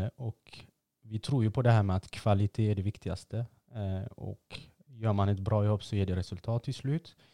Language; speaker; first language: Swedish; early bilingual, other home language; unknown